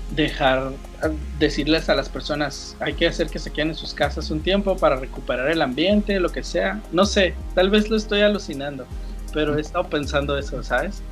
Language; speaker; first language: Spanish; native; Spanish